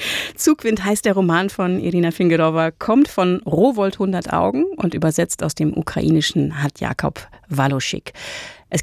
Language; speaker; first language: German; native; German